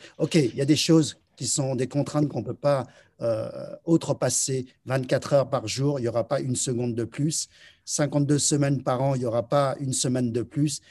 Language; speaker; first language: French; early bilingual, other home language; Chinese